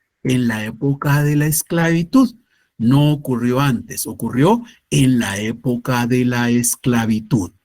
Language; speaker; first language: Spanish; native; Spanish